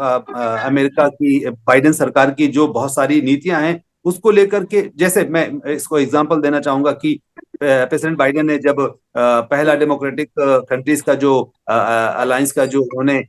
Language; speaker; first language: Hindi; native; Hindi